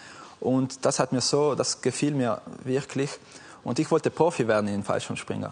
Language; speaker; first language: German; non-native, fluent; Italian